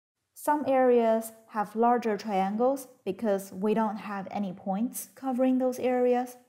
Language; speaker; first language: English; non-native, fluent; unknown